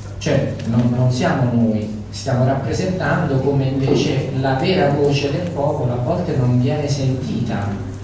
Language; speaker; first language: Italian; native; Italian